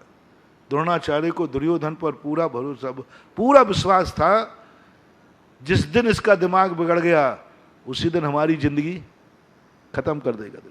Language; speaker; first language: Hindi; native; Hindi